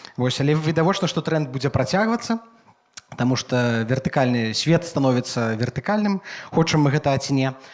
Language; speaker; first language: Belarusian; native; Belarusian